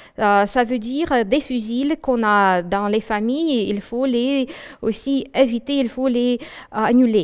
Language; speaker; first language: French; non-native, fluent; Russian